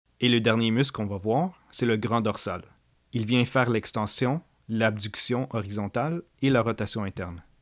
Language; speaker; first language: French; native; French